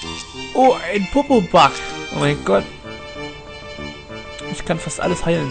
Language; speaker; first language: German; native; German